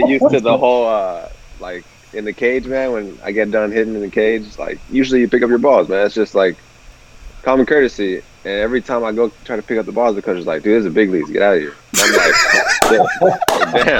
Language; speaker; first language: English; native; English